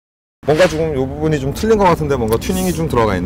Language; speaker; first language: Korean; native; Korean